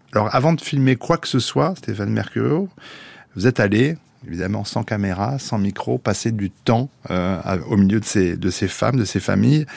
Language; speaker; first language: French; native; French